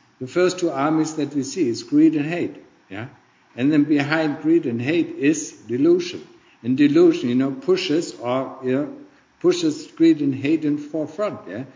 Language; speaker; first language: English; non-native, fluent; German